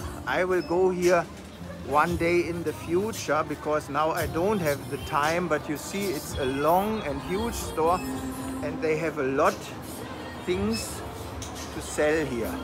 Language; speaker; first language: English; non-native, fluent; German